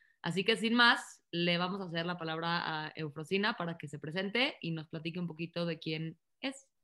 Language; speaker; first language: Spanish; native; Spanish